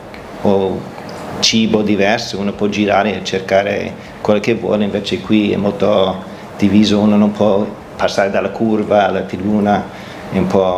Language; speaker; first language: Italian; non-native, fluent; English